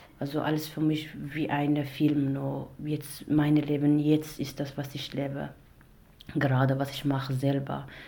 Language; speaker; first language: German; non-native, learner; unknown